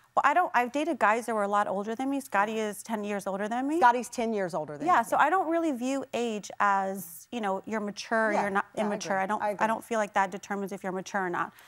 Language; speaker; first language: English; native; English